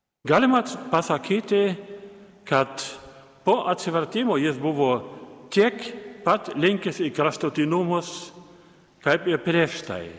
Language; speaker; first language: Lithuanian; native; Lithuanian